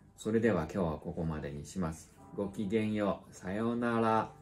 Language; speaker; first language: Japanese; non-native, fluent; Chinese